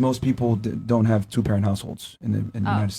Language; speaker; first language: English; native; English